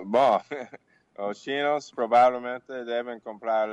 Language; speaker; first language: Portuguese; non-native, learner; English